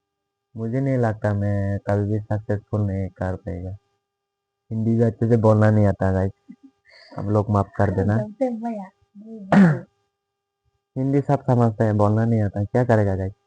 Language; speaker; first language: Hindi; non-native, local second language; Kok Borok